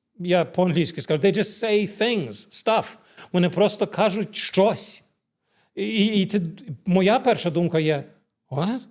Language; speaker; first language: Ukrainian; early bilingual, heritage; Ukrainian